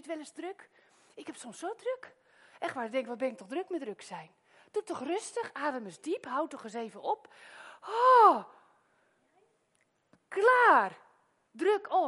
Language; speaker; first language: Dutch; native; Dutch